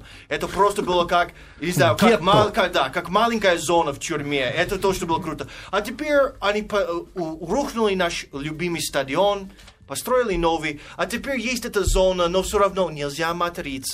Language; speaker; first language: Russian; non-native, fluent; English